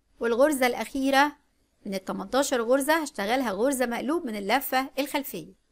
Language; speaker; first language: Arabic; native; Arabic